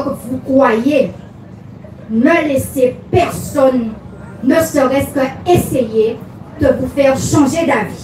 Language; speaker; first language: French; native; French